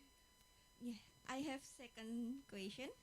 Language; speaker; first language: English; non-native, fluent; Indonesian